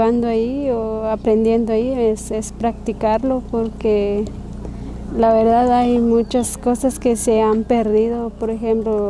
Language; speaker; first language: Spanish; non-native, local second language; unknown